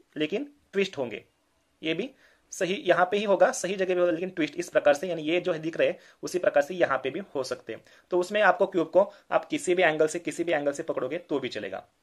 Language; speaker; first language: Hindi; non-native, local second language; Marathi